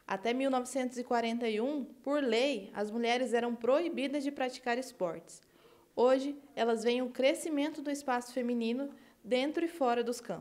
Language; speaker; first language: Portuguese; native; Portuguese